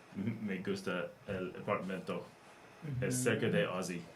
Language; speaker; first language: Spanish; non-native, learner; English